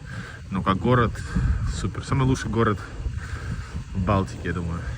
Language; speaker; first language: Russian; early bilingual, heritage; Russian